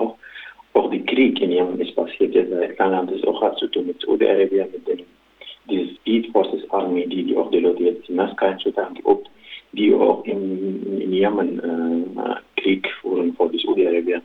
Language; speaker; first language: German; non-native, local second language; Arabic